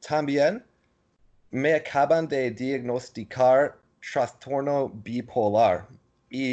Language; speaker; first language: Spanish; non-native, learner; English